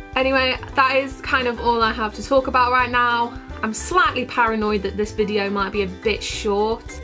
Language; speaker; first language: English; native; English